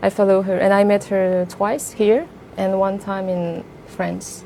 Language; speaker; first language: English; non-native, fluent; French